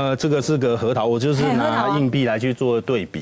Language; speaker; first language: Chinese; native; Chinese